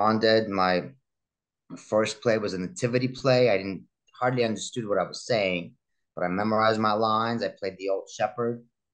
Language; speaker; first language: English; early bilingual, other home language; Russian